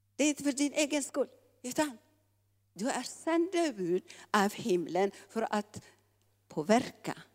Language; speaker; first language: Swedish; non-native, fluent; Tigrinya